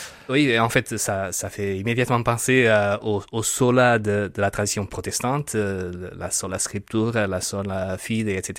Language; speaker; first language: French; non-native, fluent; Portuguese